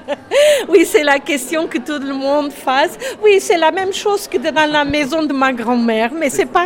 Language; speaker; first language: French; non-native, learner; German